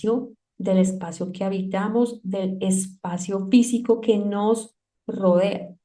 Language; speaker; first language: Spanish; native; Spanish